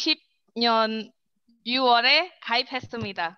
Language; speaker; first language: Korean; non-native, learner; Indonesian